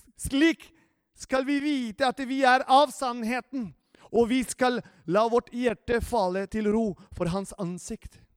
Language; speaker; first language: Norwegian; non-native, fluent; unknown